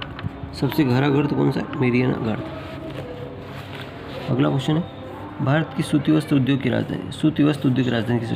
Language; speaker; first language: Hindi; native; Hindi